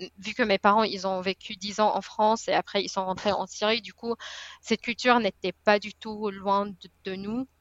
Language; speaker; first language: French; non-native, fluent; Arabic